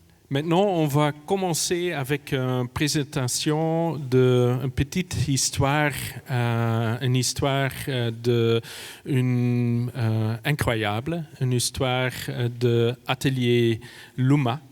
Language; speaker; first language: French; non-native, fluent; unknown